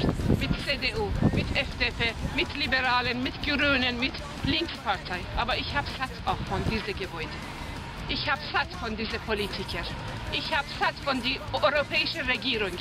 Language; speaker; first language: German; non-native, learner; Persian